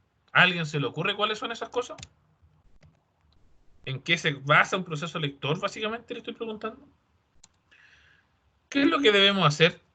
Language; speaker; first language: Spanish; native; Spanish